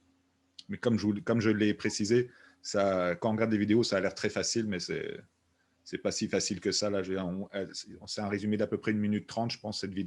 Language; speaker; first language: French; native; French